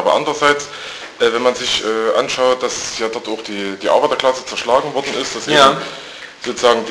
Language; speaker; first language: German; native; German